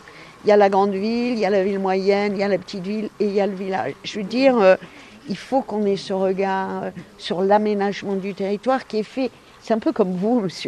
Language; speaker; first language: French; native; French